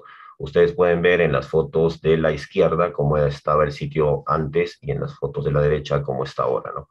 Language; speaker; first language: Spanish; native; Spanish